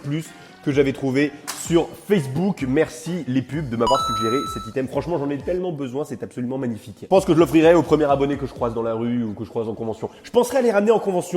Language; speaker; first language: French; native; French